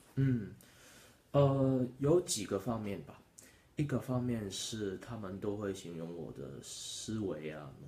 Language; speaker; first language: Chinese; non-native, local second language; Cantonese